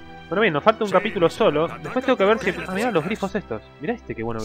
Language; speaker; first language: Spanish; native; Spanish